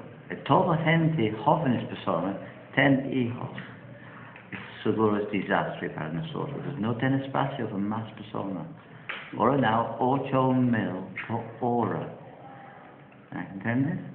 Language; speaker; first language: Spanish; non-native, learner; English